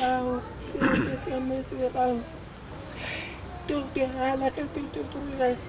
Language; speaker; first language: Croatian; non-native, learner; Finnish